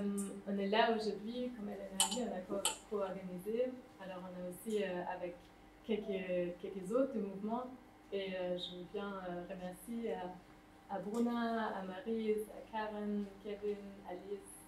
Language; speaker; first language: French; non-native, fluent; Dutch